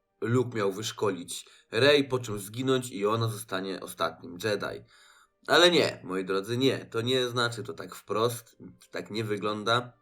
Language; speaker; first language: Polish; native; Polish